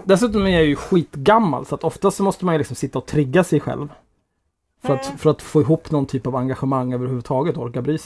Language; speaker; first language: Swedish; native; Swedish